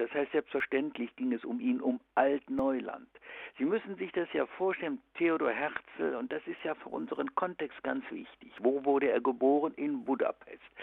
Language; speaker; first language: German; native; German